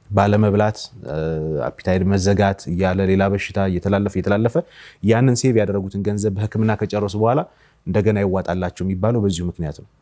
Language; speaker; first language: Amharic; native; Amharic